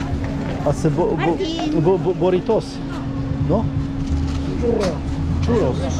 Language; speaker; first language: French; early bilingual, other home language; Polish